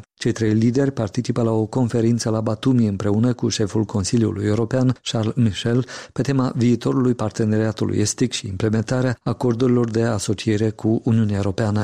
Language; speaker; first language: Romanian; native; Romanian